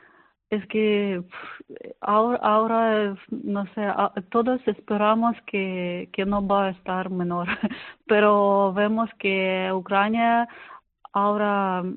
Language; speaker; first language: Spanish; non-native, learner; Ukrainian